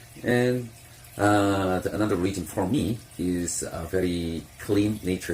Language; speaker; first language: English; non-native, fluent; Korean